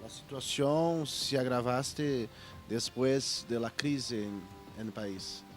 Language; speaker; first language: Spanish; non-native, learner; Portuguese